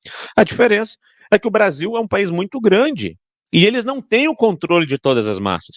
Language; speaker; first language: Portuguese; native; Portuguese